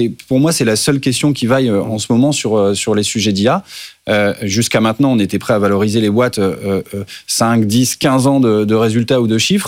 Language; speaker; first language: French; native; French